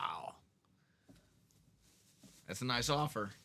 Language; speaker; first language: English; native; English